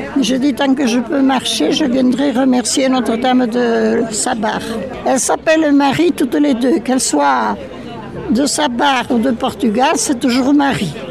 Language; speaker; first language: French; native; French